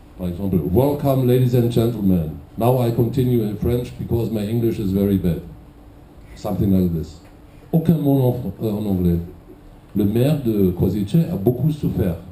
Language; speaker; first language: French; non-native, fluent; German